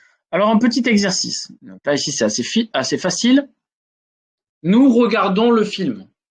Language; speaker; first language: French; native; French